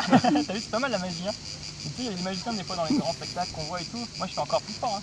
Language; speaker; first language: French; native; French